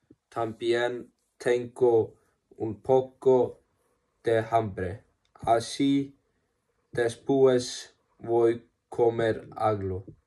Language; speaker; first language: Spanish; non-native, learner; Icelandic